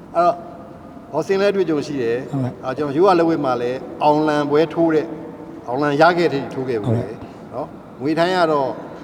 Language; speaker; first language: Burmese; native; Burmese